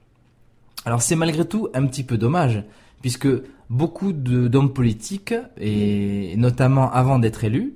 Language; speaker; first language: French; native; French